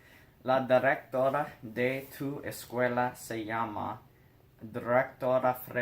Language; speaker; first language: Spanish; non-native, learner; English